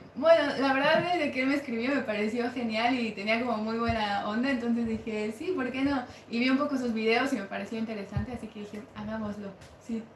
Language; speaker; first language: Spanish; native; Spanish